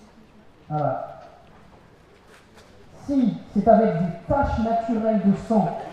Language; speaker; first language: French; native; French